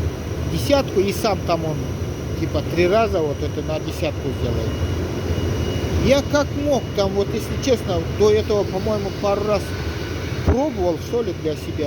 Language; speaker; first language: Russian; non-native, local second language; Kyrgyz